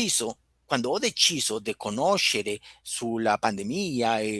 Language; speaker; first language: Italian; non-native, fluent; Spanish